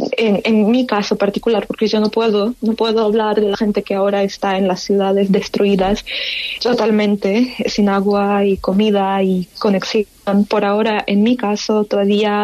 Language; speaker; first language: Spanish; non-native, fluent; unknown